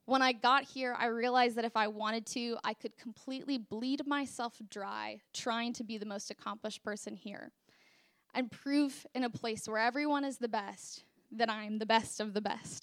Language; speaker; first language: English; native; English